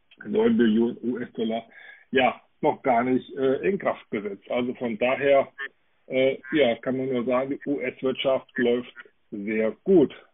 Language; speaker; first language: German; native; German